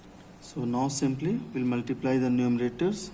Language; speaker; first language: English; non-native, local second language; Hindi